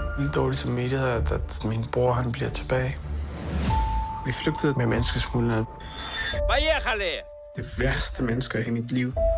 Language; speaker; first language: Danish; non-native, learner; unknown